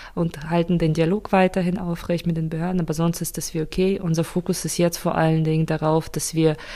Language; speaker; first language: German; non-native, fluent; Ukrainian